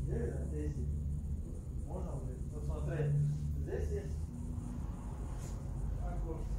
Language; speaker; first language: Russian; non-native, fluent; Tajik